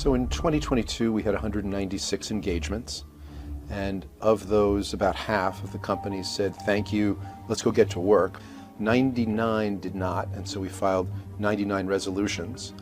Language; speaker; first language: English; native; English